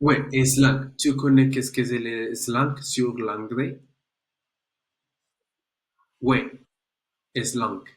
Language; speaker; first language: French; non-native, learner; Spanish